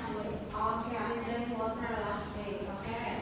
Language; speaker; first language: English; non-native, learner; Indonesian